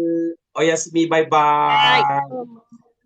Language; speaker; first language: Japanese; non-native, fluent; Malay